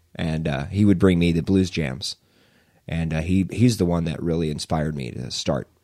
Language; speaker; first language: English; native; English